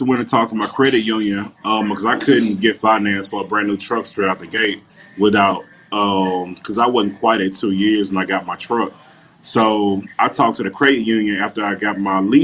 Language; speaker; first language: English; native; English